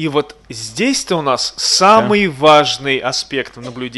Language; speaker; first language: Russian; native; Russian